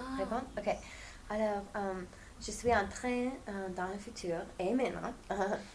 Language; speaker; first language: French; non-native, fluent; English